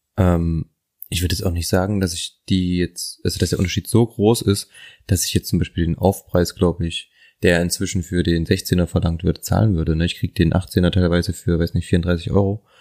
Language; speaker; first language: German; native; German